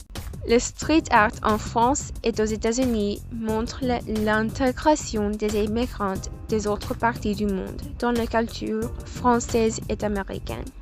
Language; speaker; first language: French; non-native, learner; English